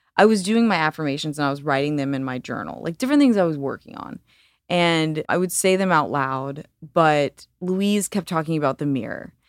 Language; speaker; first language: English; native; English